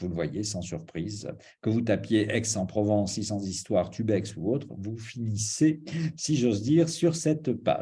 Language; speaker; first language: French; native; French